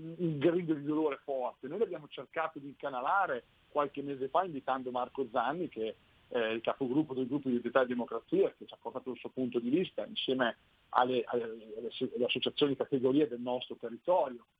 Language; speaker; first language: Italian; native; Italian